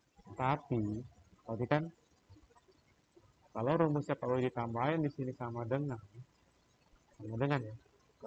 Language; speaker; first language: Indonesian; native; Indonesian